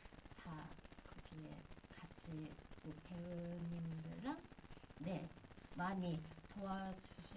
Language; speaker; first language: Korean; non-native, learner; Japanese